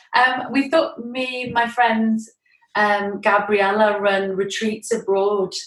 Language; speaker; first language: English; native; English